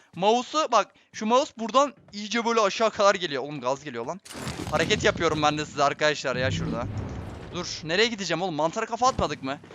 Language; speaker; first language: Turkish; native; Turkish